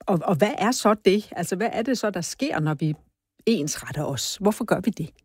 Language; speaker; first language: Danish; native; Danish